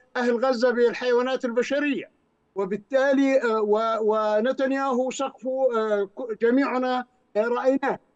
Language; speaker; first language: Arabic; native; Arabic